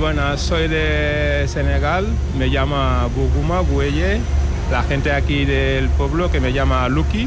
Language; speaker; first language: Spanish; non-native, learner; Wolof